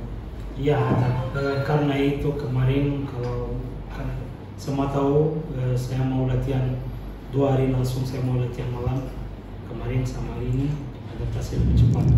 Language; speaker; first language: Indonesian; non-native, fluent; Portuguese